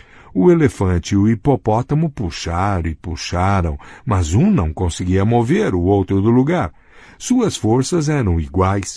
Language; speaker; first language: Portuguese; native; Portuguese